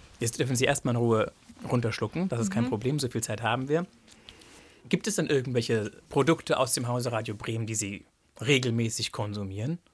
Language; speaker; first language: German; native; German